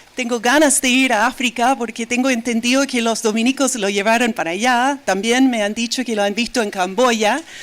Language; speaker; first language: Spanish; non-native, fluent; English